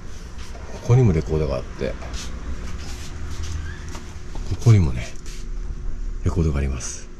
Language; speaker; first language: Japanese; native; Japanese